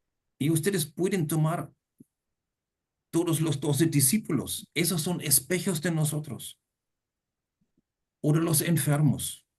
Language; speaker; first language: Spanish; non-native, fluent; German